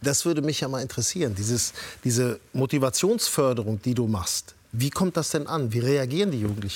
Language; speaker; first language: German; native; German